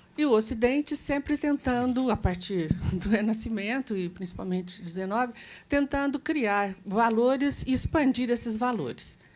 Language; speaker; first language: Portuguese; native; Portuguese